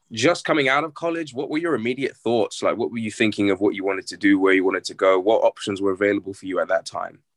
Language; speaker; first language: English; native; English